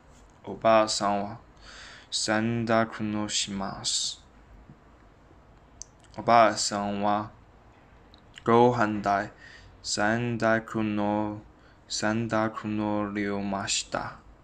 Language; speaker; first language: Japanese; non-native, learner; Chinese